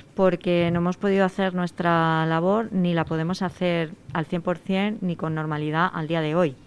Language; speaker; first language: Spanish; native; Spanish